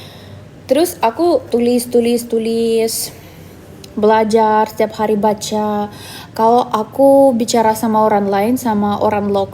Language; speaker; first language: Indonesian; non-native, fluent; Russian